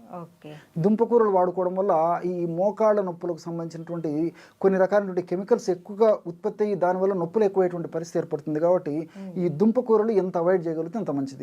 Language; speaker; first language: Telugu; native; Telugu